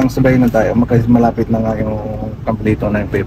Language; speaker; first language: Filipino; non-native, learner; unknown